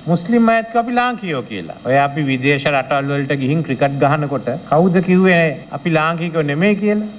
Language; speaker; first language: Sinhala; native; Sinhala